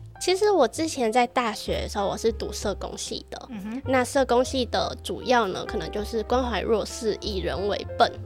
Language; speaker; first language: Chinese; early bilingual, other home language; Vietnamese